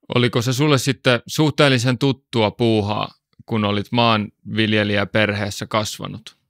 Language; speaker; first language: Finnish; native; Finnish